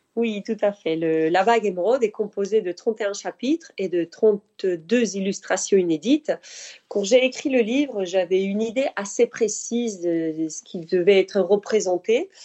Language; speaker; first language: French; non-native, fluent; Spanish